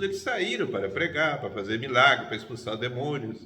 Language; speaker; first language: Portuguese; native; Portuguese